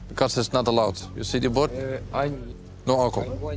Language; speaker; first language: English; non-native, fluent; Dutch